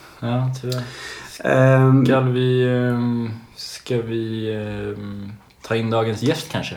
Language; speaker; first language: Swedish; native; Swedish